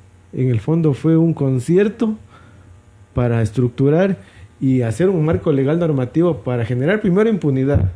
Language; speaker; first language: Spanish; native; Spanish